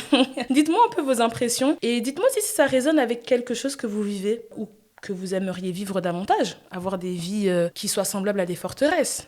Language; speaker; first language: French; native; French